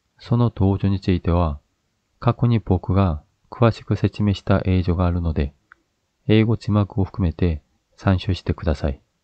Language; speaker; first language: Japanese; non-native, fluent; Korean